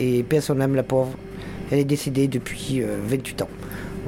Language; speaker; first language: French; native; French